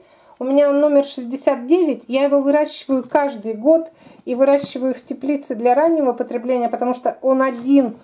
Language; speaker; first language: Russian; native; Russian